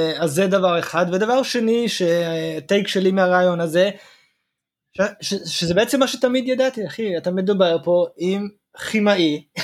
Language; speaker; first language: Hebrew; native; Hebrew